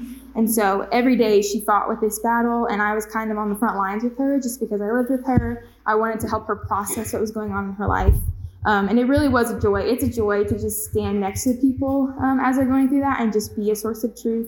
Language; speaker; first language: English; native; English